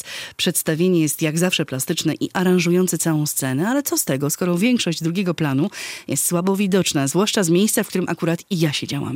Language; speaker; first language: Polish; native; Polish